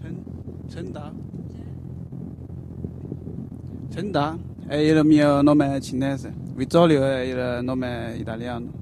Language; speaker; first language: Italian; non-native, learner; Chinese